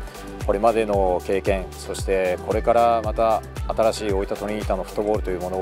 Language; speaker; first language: Japanese; native; Japanese